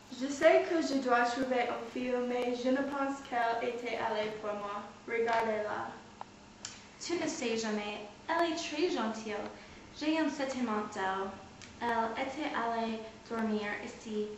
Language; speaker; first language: French; non-native, learner; English